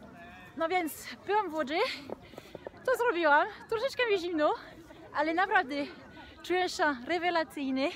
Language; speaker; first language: Polish; non-native, learner; French